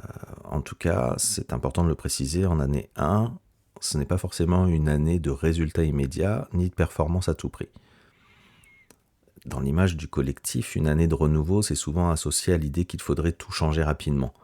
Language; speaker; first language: French; native; French